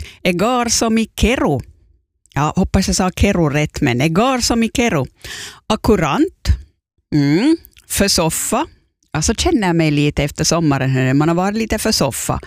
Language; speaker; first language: Swedish; native; Swedish